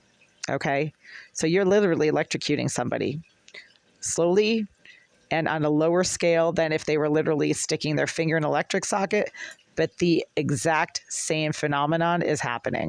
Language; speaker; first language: English; native; English